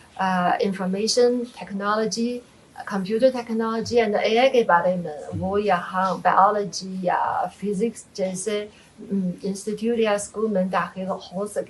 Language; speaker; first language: Hindi; non-native, fluent; Chinese